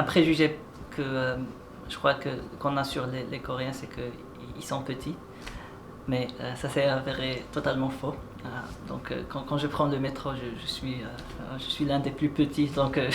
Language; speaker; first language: French; non-native, local second language; Arabic